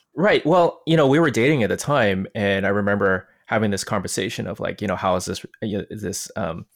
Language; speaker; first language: English; non-native, local second language; Cantonese